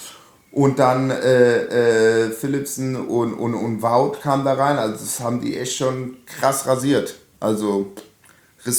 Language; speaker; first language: German; native; German